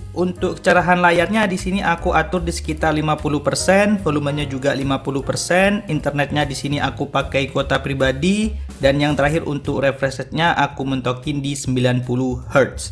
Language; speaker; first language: Indonesian; native; Indonesian